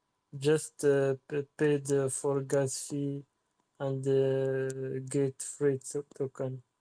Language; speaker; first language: English; non-native, learner; French